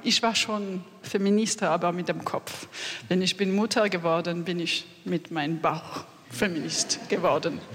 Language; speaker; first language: German; non-native, learner; French